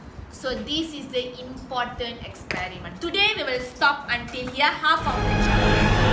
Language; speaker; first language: English; non-native, local second language; Tamil